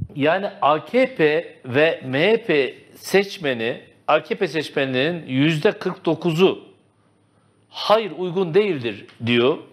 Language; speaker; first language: Turkish; native; Turkish